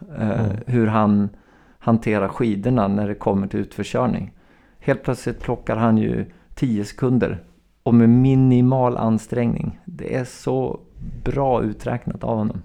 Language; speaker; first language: Swedish; native; Swedish